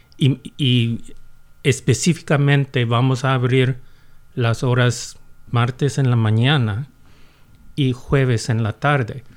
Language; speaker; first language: Spanish; non-native, fluent; English